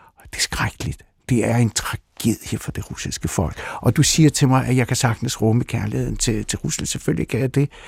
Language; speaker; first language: Danish; early bilingual, other home language; Russian